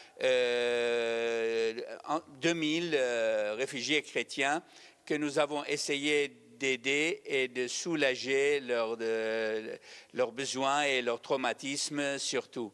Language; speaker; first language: French; non-native, fluent; Arabic